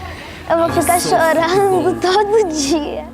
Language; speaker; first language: Portuguese; early bilingual, heritage; Portuguese